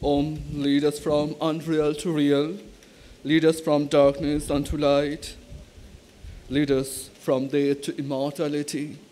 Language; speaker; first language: English; non-native, local second language; Bangla